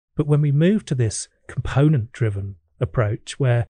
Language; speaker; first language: English; native; English